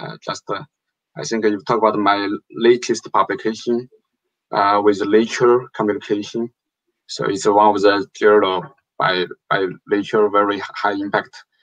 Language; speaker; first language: English; non-native, fluent; Chinese